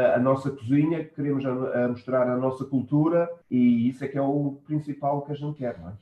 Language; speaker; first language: Portuguese; early bilingual, heritage; German